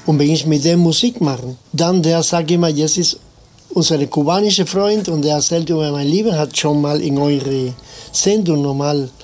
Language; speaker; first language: German; non-native, learner; Spanish